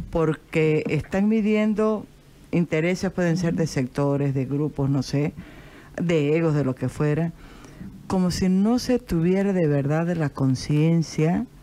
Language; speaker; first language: Spanish; native; Spanish